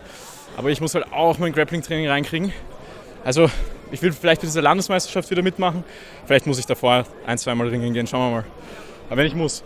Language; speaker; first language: German; native; German